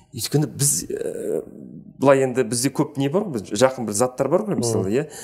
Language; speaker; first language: Kazakh; native; Kazakh